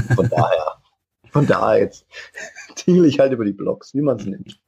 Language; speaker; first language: German; native; German